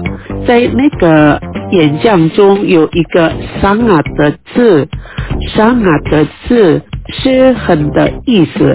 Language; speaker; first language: Chinese; early bilingual, heritage; Chinese